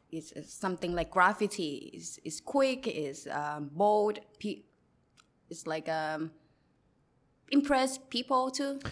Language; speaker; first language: English; non-native, learner; Thai